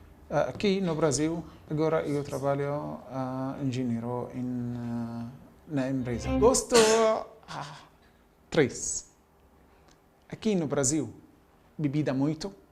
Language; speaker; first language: Portuguese; non-native, learner; Arabic